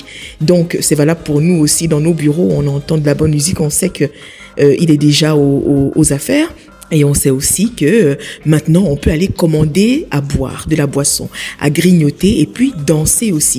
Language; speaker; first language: French; native; French